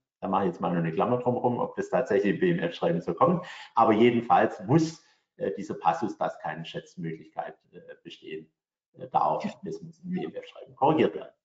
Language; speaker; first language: German; native; German